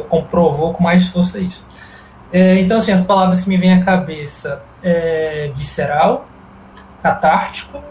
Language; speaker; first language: Portuguese; native; Portuguese